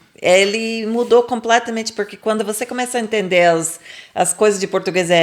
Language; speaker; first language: Portuguese; non-native, fluent; English